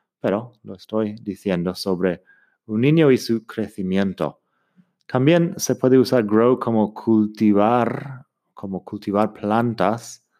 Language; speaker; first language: Spanish; non-native, fluent; English